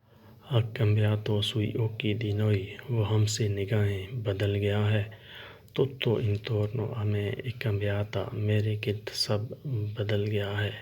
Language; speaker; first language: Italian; non-native, learner; Urdu